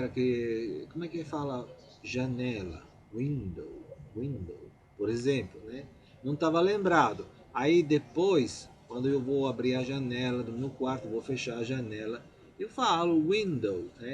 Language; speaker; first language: Portuguese; non-native, fluent; Italian